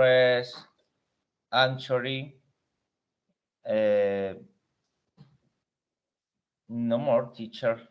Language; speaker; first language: English; non-native, learner; Spanish